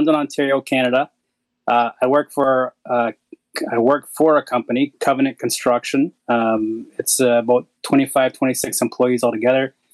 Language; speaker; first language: English; native; English